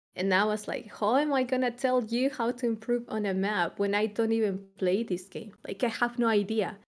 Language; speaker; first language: English; non-native, fluent; Spanish